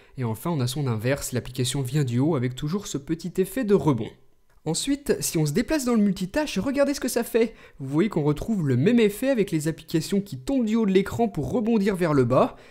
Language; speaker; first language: French; native; French